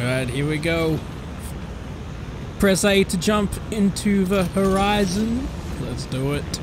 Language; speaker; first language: English; native; English